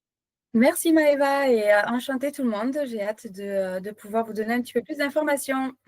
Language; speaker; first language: French; native; French